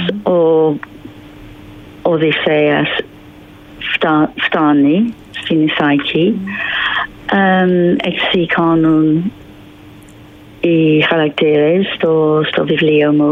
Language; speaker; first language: Greek; non-native, learner; English